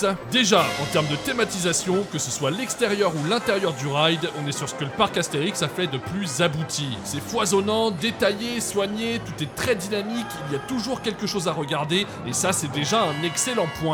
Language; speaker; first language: French; native; French